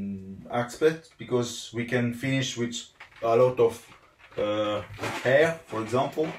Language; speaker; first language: English; non-native, learner; Italian